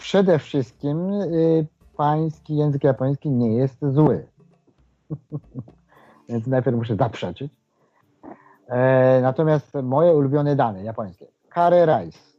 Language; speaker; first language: Polish; non-native, fluent; Japanese